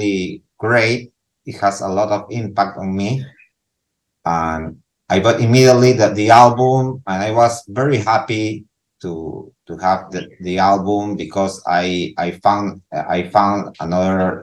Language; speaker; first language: English; non-native, learner; Spanish